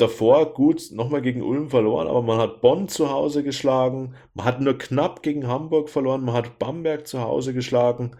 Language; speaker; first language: German; native; German